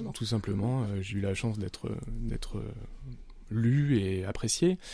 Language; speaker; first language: French; native; French